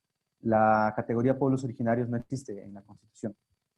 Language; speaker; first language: Spanish; non-native, local second language; Zapotec